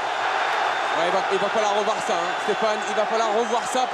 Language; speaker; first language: French; native; French